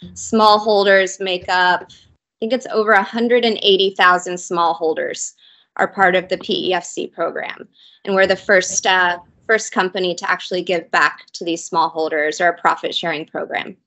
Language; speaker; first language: English; native; English